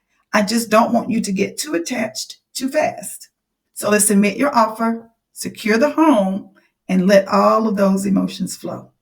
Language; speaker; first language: English; native; English